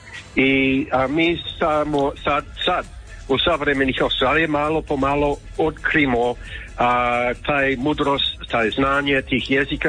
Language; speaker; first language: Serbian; early bilingual, heritage; English